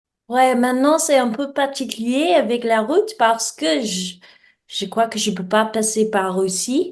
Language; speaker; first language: French; non-native, learner; English